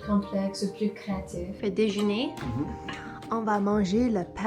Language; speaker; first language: French; non-native, learner; English